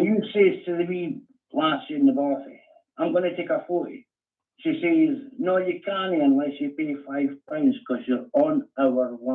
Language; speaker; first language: English; native; English